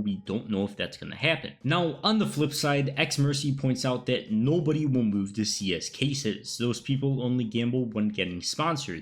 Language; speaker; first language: English; native; English